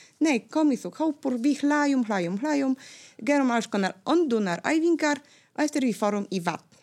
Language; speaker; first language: Icelandic; non-native, fluent; Polish